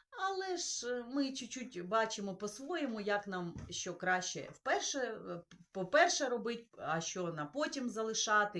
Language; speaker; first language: Ukrainian; non-native, local second language; Russian